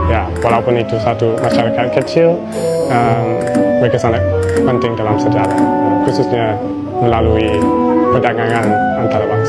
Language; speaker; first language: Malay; non-native, fluent; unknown